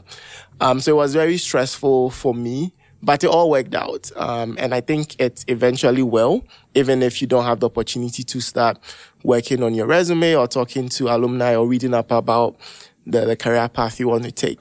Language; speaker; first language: English; non-native, local second language; Akan